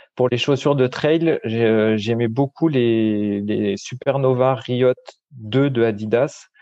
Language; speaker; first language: French; native; French